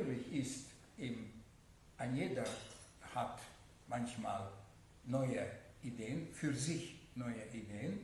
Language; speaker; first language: German; non-native, fluent; Hungarian